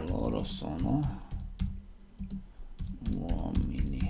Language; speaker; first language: Italian; non-native, learner; Slovak